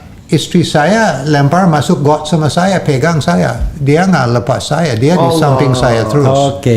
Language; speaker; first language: Indonesian; non-native, fluent; English